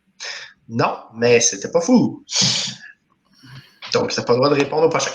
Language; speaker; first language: French; native; French